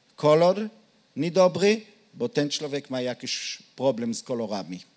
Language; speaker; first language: Polish; non-native, learner; Hebrew